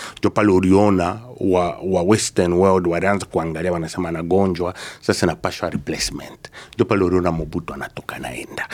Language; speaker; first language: Swahili; native; Swahili